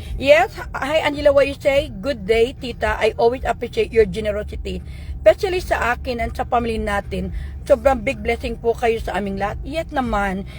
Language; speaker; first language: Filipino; non-native, local second language; Hiligaynon